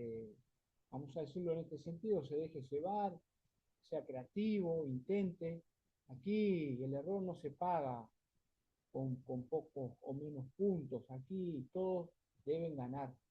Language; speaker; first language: Spanish; native; Spanish